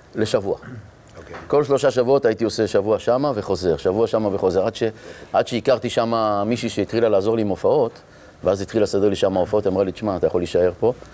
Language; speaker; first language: Hebrew; native; Hebrew